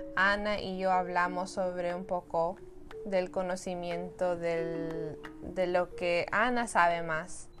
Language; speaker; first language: Spanish; early bilingual, heritage; Spanish